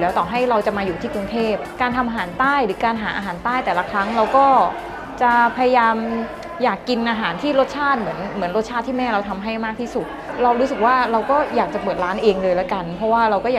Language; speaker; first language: Thai; native; Thai